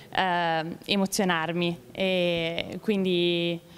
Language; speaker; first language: Italian; native; Italian